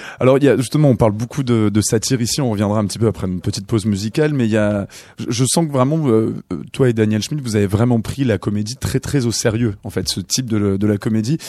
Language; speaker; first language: French; native; French